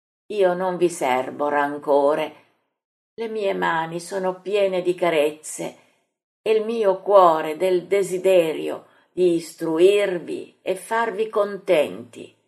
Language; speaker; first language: Italian; native; Italian